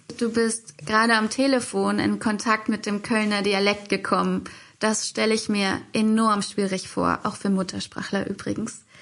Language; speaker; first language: German; native; German